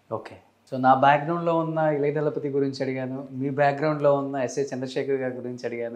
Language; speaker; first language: Telugu; native; Telugu